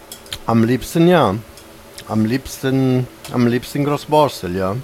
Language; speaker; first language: German; non-native, fluent; Italian